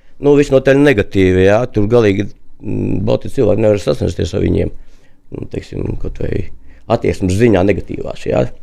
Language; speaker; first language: Latvian; non-native, local second language; Russian